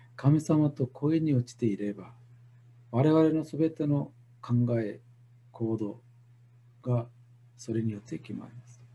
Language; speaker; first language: Japanese; non-native, fluent; Malayalam